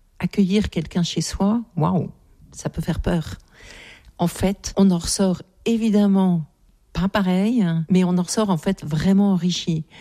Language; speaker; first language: French; native; French